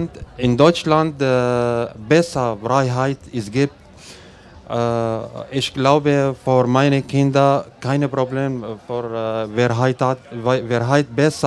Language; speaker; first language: German; non-native, learner; Arabic